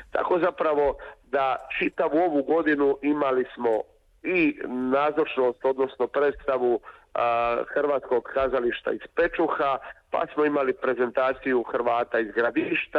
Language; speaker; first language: Serbian; native; Serbian